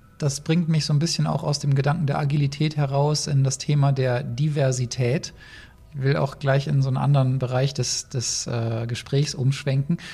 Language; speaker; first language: German; native; German